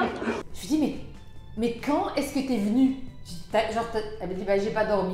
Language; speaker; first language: French; native; French